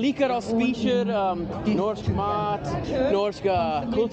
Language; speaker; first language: Norwegian; non-native, learner; English